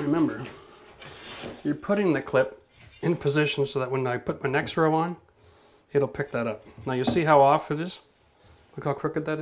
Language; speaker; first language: English; native; English